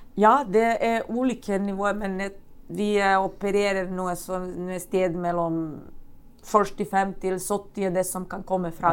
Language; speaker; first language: Norwegian; non-native, fluent; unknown